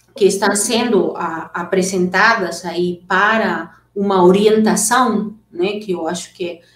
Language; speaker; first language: Portuguese; non-native, fluent; Spanish